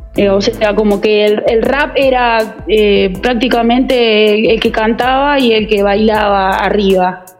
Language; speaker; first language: Spanish; native; Spanish